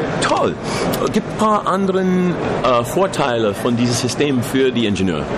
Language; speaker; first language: German; non-native, fluent; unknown